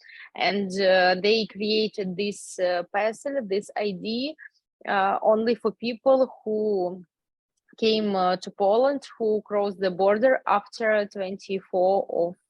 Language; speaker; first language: English; non-native, learner; Ukrainian